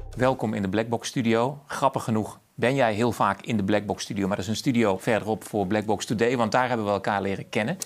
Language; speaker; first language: Dutch; native; Dutch